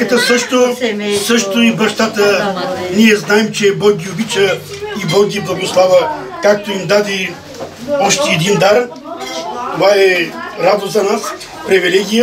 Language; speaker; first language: Bulgarian; non-native, local second language; Romany